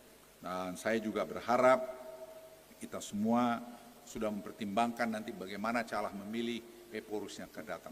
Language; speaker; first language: Indonesian; native; Indonesian